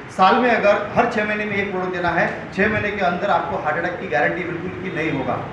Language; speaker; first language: Hindi; non-native, local second language; Marathi